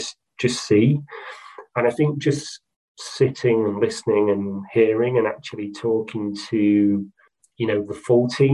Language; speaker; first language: English; native; English